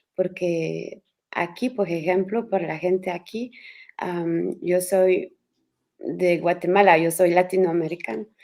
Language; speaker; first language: Spanish; non-native, learner; French